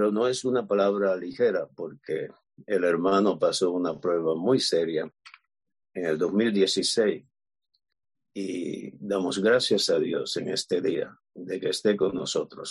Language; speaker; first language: Spanish; native; Spanish